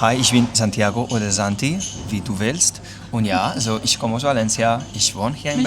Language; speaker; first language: German; non-native, fluent; Catalan